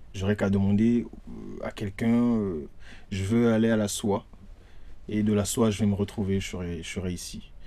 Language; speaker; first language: French; non-native, local second language; Lingala